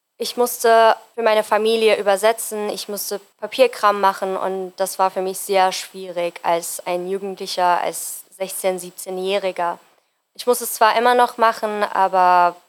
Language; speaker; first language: German; non-native, fluent; Persian